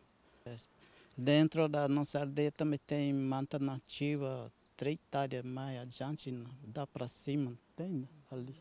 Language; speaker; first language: Portuguese; non-native, local second language; Guarani